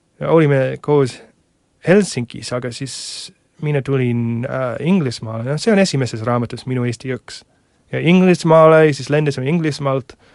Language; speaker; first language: Estonian; non-native, fluent; English